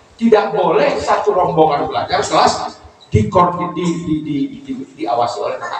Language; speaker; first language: Indonesian; non-native, local second language; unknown